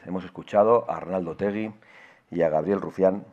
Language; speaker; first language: Spanish; native; Spanish